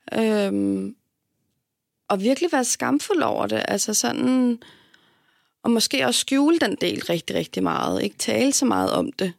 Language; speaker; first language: Danish; native; Danish